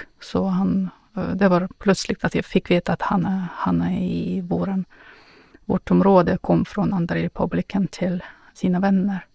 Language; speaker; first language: Swedish; non-native, fluent; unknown